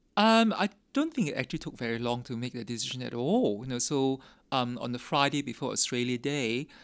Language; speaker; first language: English; non-native, local second language; Min Nan Chinese